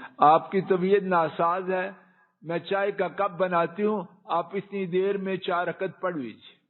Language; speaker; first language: Urdu; non-native, local second language; Punjabi